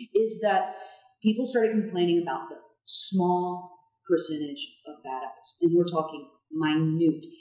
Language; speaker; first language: English; native; English